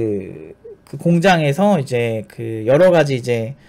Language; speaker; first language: Korean; native; Korean